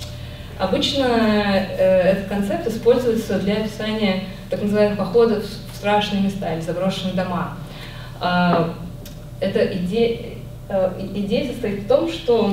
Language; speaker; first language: Russian; native; Russian